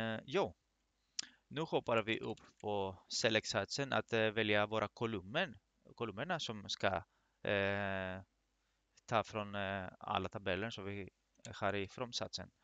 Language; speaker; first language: Swedish; non-native, fluent; Greek